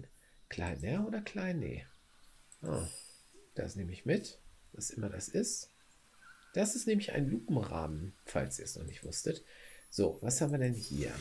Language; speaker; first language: German; native; German